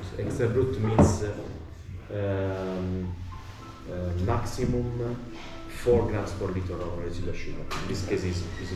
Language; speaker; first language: English; non-native, learner; Italian